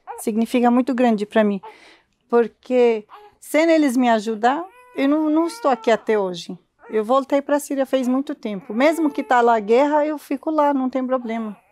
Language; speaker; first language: Portuguese; non-native, learner; Arabic